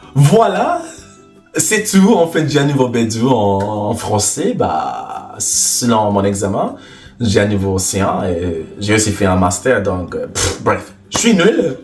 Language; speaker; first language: French; non-native, fluent; English